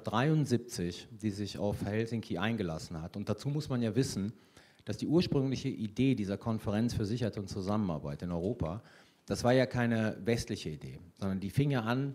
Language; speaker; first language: German; native; German